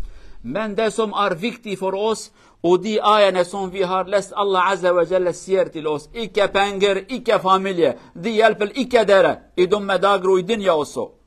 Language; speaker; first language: Swedish; non-native, learner; Kurdish